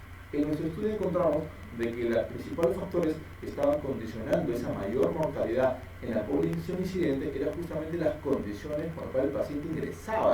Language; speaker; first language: Spanish; native; Spanish